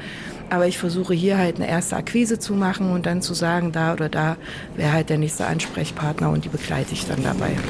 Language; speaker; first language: German; native; German